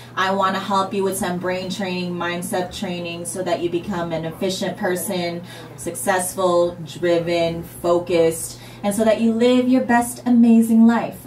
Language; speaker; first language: English; native; English